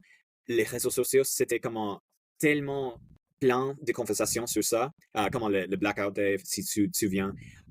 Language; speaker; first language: French; non-native, fluent; English